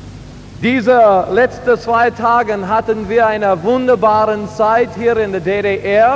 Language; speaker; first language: German; non-native, learner; English